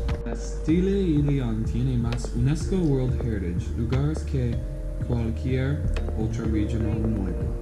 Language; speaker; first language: Spanish; non-native, learner; English